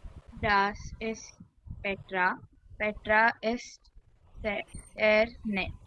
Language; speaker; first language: German; non-native, learner; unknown